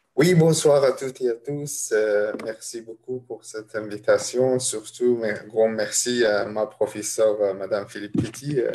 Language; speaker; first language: French; non-native, fluent; Arabic